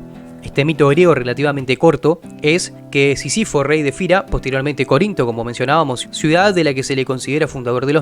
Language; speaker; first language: Spanish; native; Spanish